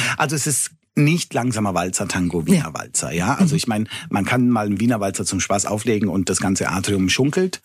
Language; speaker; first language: German; early bilingual, other home language; Italian